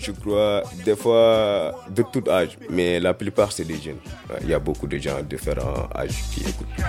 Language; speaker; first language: French; non-native, local second language; Wolof